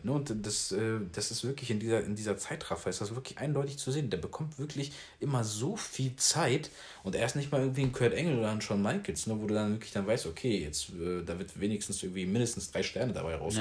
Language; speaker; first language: German; native; German